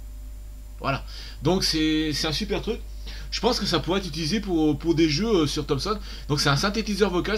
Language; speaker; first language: French; native; French